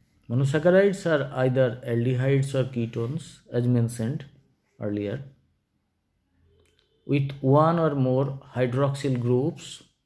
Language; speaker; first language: English; non-native, local second language; Bangla